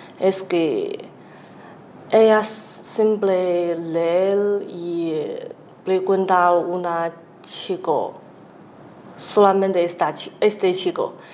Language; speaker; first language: Spanish; non-native, learner; Chinese